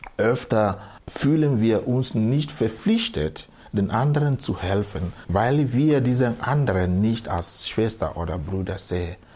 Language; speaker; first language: German; non-native, fluent; Igbo